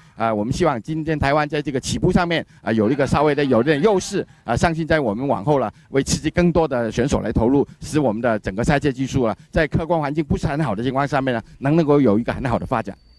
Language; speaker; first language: Chinese; native; Chinese